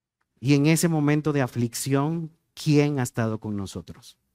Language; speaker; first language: Spanish; native; Spanish